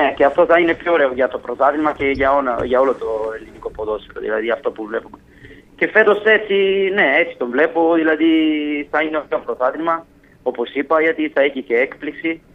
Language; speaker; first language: Greek; non-native, fluent; Italian